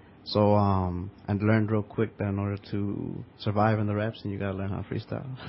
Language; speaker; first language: English; early bilingual, other home language; Spanish